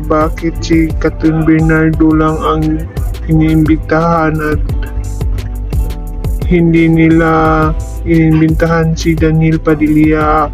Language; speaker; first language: Filipino; native; Filipino